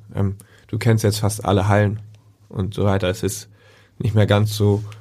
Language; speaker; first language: German; native; German